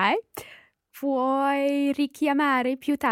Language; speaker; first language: Italian; non-native, learner; English